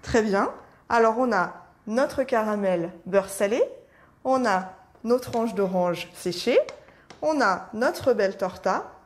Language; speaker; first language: French; native; French